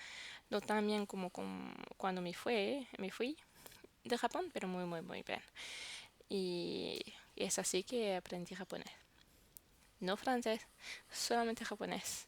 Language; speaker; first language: Spanish; non-native, fluent; French